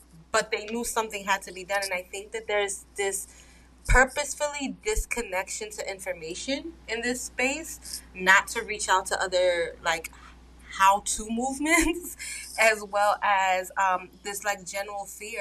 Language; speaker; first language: English; early bilingual, other home language; Spanish